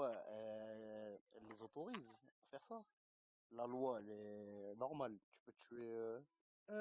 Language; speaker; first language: French; native; French